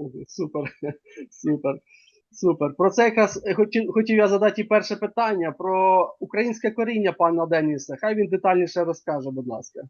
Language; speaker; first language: Ukrainian; native; Ukrainian